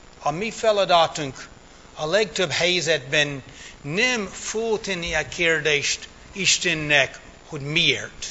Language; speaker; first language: Hungarian; early bilingual, heritage; English